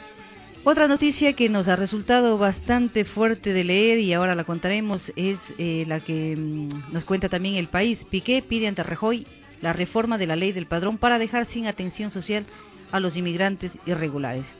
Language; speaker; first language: Spanish; native; Spanish